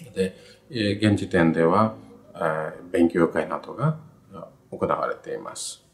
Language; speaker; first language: Japanese; non-native, fluent; Bangla